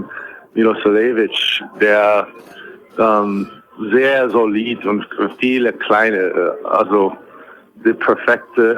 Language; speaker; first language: German; non-native, fluent; English